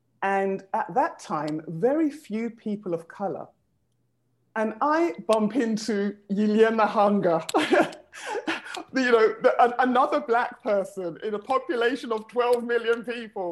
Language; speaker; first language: English; native; English